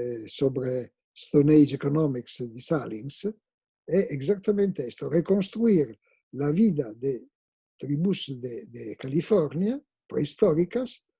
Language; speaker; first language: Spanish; non-native, fluent; Italian